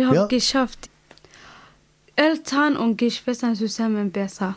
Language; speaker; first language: German; non-native, learner; Somali